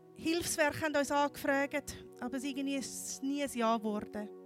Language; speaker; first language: German; native; German